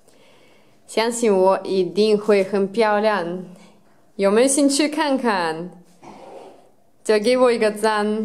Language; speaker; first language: Chinese; non-native, fluent; Russian